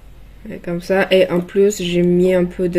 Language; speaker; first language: French; non-native, learner; Chinese